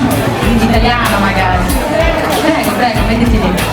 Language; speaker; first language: Italian; native; Italian